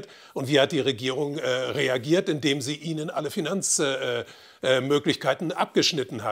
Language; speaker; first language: German; native; German